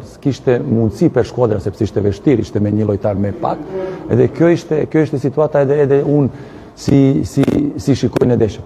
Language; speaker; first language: Albanian; non-native, learner; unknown